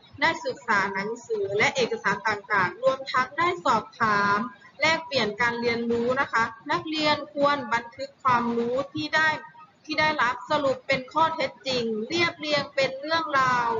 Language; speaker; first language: Thai; native; Thai